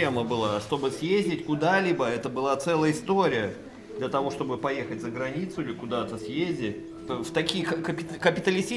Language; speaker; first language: Russian; native; Russian